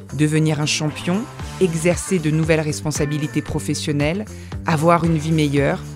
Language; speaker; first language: French; native; French